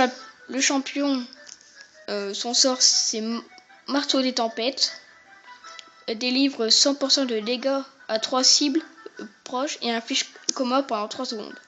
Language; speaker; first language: French; native; French